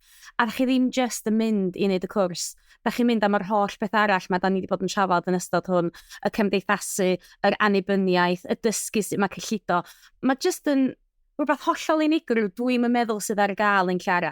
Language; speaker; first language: Welsh; native; Welsh